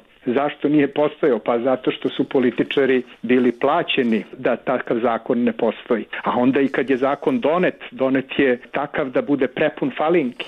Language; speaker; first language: Serbian; native; Serbian